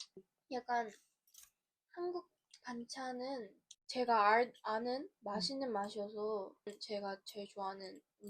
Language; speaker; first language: Korean; early bilingual, heritage; Korean